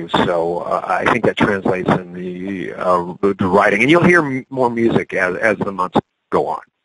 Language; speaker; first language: English; native; English